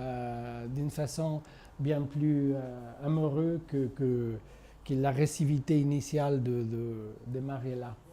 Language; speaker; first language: French; non-native, fluent; Spanish